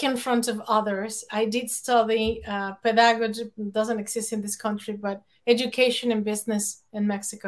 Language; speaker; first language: English; non-native, fluent; Spanish